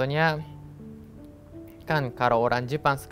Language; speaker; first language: Indonesian; non-native, learner; Japanese